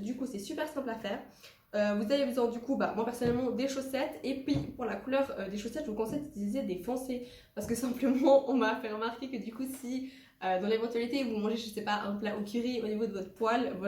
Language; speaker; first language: French; native; French